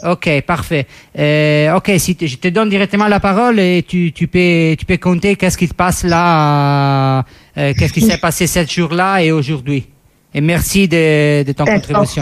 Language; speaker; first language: French; non-native, learner; Italian